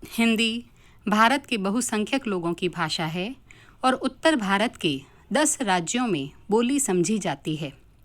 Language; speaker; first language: Hindi; native; Hindi